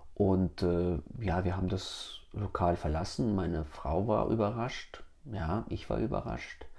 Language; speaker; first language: German; early bilingual, other home language; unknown